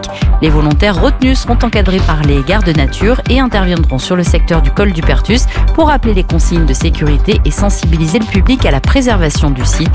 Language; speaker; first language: French; native; French